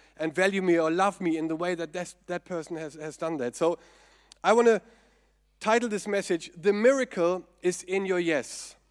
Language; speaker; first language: English; non-native, fluent; German